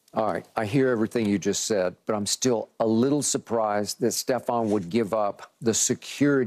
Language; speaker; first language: English; native; English